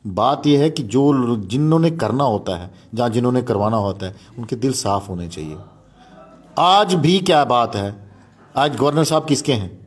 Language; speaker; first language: Hindi; non-native, local second language; Dogri